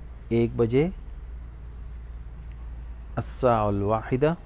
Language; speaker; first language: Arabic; non-native, fluent; Urdu